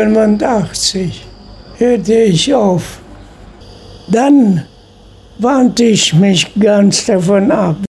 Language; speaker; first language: German; non-native, local second language; Low German